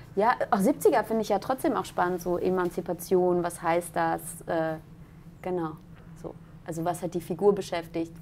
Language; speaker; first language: German; native; German